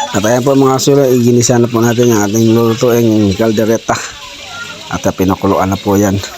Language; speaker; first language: Filipino; non-native, local second language; Cebuano